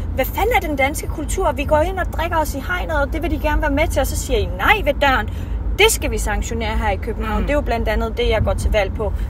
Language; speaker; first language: Danish; early bilingual, other home language; Kurdish